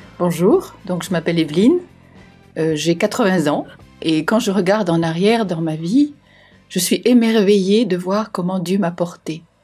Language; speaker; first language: French; native; French